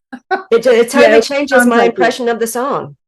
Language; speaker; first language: English; native; English